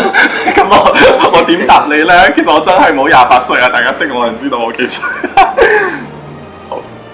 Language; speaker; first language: Cantonese; native; Cantonese